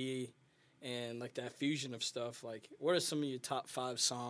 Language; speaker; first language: English; early bilingual, other home language; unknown